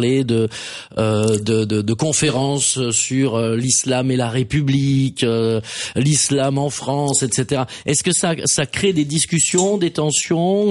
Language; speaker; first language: French; native; French